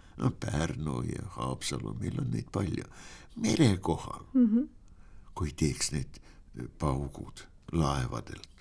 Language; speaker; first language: Estonian; non-native, local second language; Russian